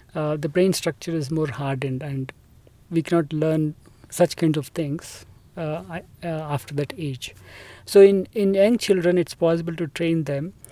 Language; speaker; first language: English; non-native, local second language; Telugu